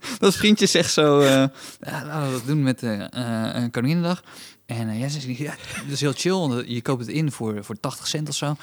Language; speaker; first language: Dutch; native; Dutch